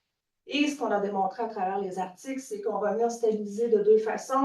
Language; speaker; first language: French; native; French